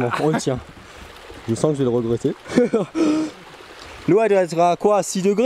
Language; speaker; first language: French; native; French